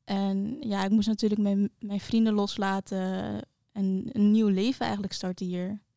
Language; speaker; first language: Dutch; native; Dutch